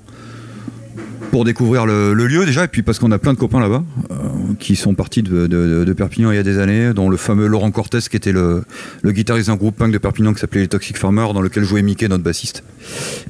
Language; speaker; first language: French; native; French